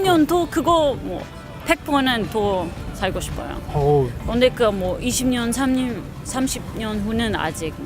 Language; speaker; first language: Korean; non-native, learner; Dutch